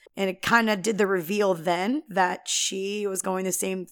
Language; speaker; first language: English; early bilingual, other home language; Filipino